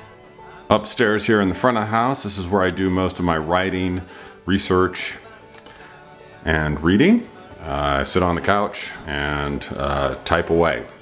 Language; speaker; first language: English; native; English